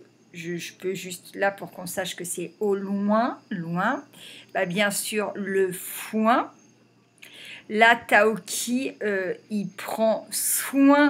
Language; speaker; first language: French; native; French